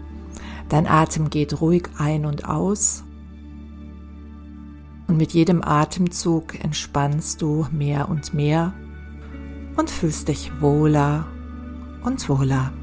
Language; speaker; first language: German; native; German